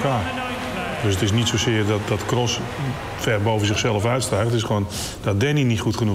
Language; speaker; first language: Dutch; native; Dutch